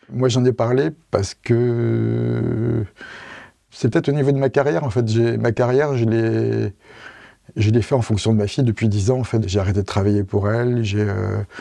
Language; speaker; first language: French; native; French